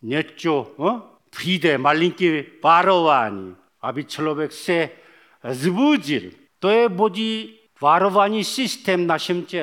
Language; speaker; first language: Czech; non-native, fluent; Korean